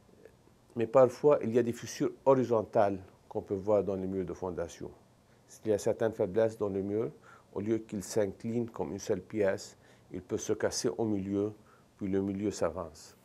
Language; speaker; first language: French; non-native, local second language; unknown